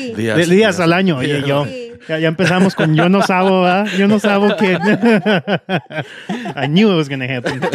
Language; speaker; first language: Spanish; early bilingual, heritage; Spanish